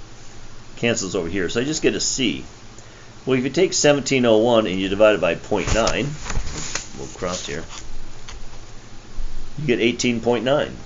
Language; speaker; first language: English; native; English